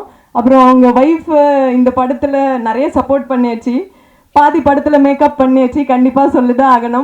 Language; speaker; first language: Tamil; non-native, fluent; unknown